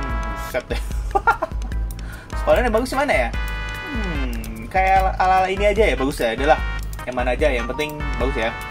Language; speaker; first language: Indonesian; native; Indonesian